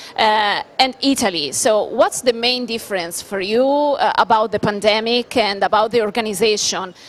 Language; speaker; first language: English; non-native, learner; Italian